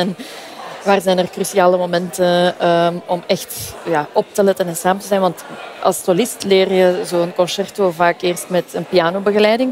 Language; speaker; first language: Dutch; native; Dutch